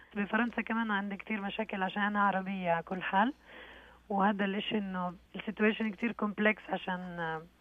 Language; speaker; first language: Arabic; early bilingual, heritage; Arabic